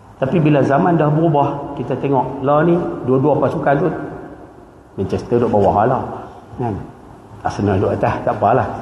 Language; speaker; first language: Malay; native; Malay